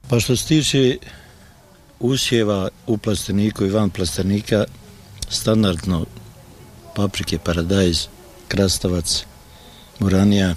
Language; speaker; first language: Serbian; native; Serbian